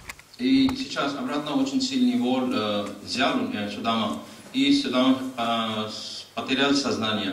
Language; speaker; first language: Russian; non-native, learner; Hindi